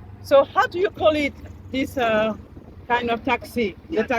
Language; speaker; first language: English; non-native, learner; French